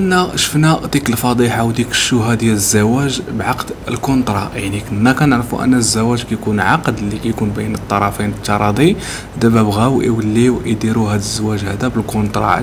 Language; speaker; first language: Arabic; native; Arabic